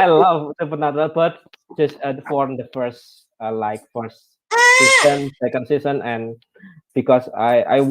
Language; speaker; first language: English; non-native, learner; Indonesian